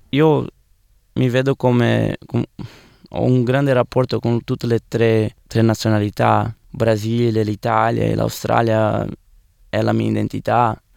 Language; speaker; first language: Italian; non-native, fluent; Portuguese